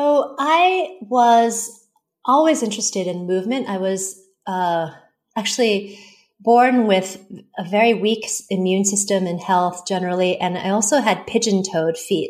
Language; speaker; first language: English; early bilingual, other home language; Chinese